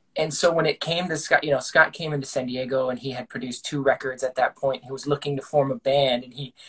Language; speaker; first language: English; native; English